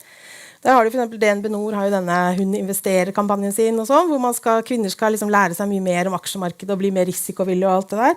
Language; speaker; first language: Norwegian; native; Norwegian